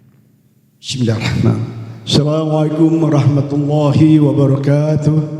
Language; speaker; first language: Indonesian; native; Indonesian